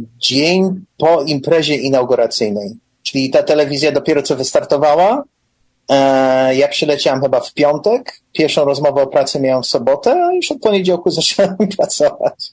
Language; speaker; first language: Polish; early bilingual, heritage; English